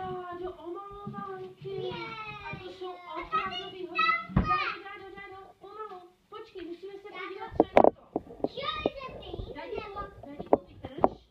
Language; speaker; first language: Czech; native; Czech